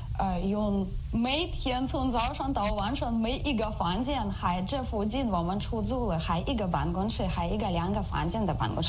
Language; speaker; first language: Chinese; non-native, learner; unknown